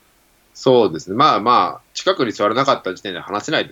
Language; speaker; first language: Japanese; native; Japanese